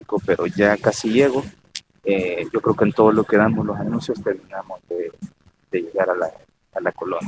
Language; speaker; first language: Spanish; native; Spanish